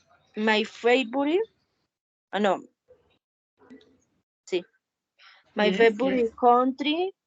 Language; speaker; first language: English; non-native, learner; Spanish